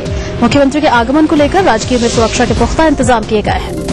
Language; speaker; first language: Hindi; native; Hindi